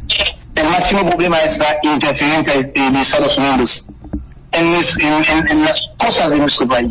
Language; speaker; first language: Spanish; non-native, fluent; Haitian Creole